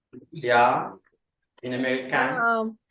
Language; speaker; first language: English; non-native, learner; Malagasy